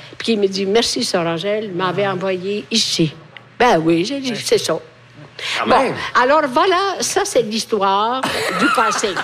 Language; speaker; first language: French; non-native, fluent; Italian